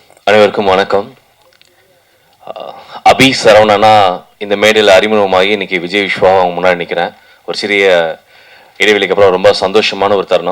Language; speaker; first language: Tamil; native; Tamil